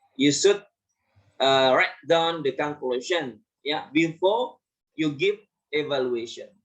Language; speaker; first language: English; non-native, fluent; Indonesian